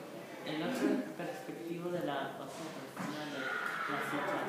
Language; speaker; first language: Spanish; early bilingual, heritage; Spanish